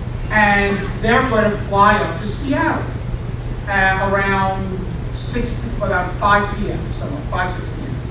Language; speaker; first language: English; native; English